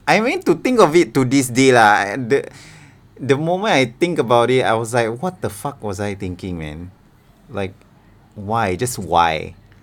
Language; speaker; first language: English; non-native, local second language; Malay